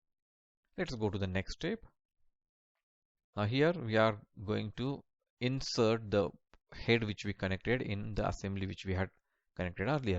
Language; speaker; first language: English; non-native, local second language; Marathi